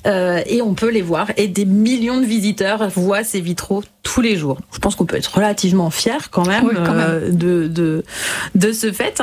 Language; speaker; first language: French; native; French